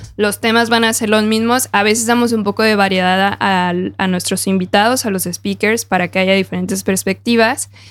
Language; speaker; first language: Spanish; native; Spanish